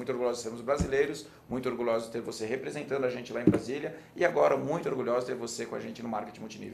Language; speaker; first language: Portuguese; native; Portuguese